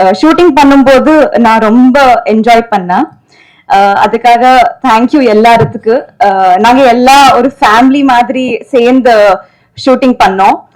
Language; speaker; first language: Tamil; non-native, learner; Telugu